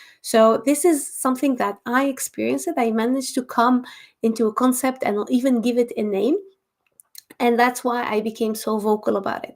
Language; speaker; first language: English; non-native, fluent; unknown